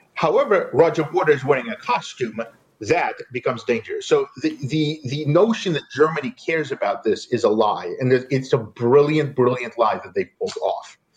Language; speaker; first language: English; non-native, fluent; Russian